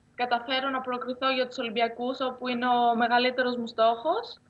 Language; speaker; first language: Greek; native; Greek